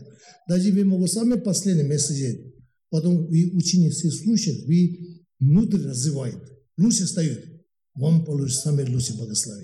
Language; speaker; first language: Russian; non-native, learner; Tibetan